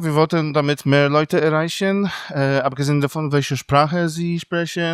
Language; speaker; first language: German; non-native, fluent; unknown